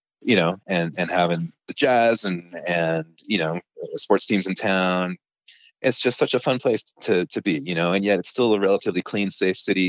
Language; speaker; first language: English; native; English